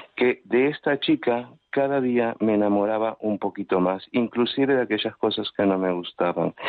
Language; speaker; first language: Spanish; native; Spanish